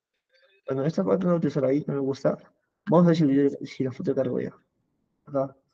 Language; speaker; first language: Spanish; native; Spanish